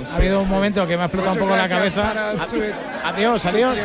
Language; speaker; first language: Spanish; native; Spanish